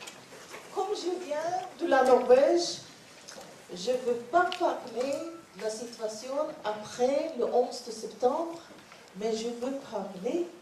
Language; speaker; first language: French; non-native, learner; Norwegian